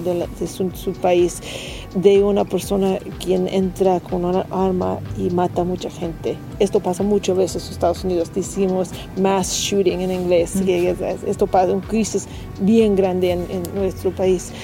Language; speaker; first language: Spanish; non-native, learner; English